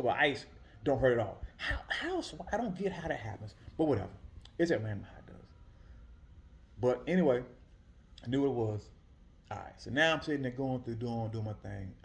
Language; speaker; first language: English; native; English